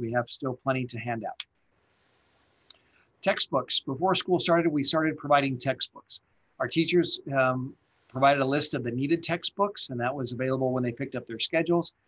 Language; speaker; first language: English; native; English